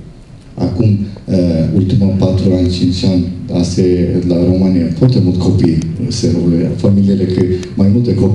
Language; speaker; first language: Romanian; non-native, learner; Turkish